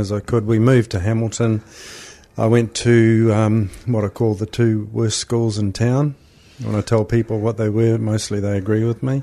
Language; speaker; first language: English; native; English